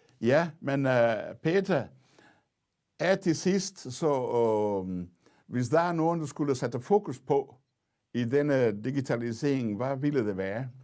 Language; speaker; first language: Danish; non-native, fluent; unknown